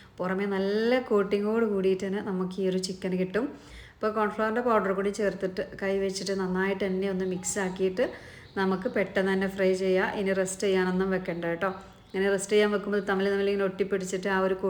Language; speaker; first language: Malayalam; native; Malayalam